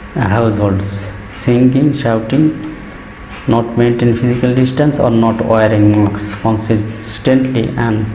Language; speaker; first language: English; non-native, local second language; Bangla